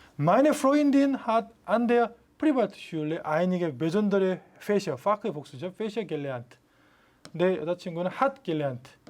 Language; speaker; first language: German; non-native, fluent; Korean